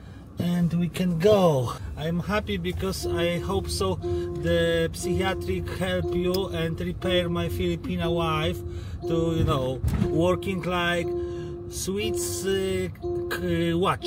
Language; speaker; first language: English; non-native, learner; Polish